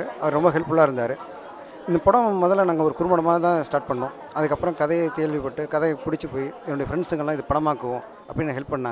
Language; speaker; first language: Tamil; native; Tamil